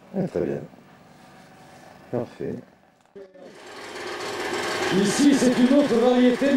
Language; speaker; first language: French; native; French